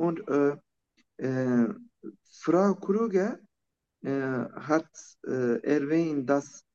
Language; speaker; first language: German; non-native, learner; Turkish